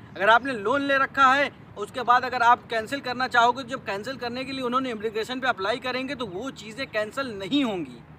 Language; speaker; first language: Hindi; native; Hindi